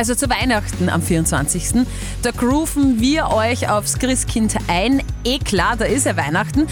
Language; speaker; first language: German; native; German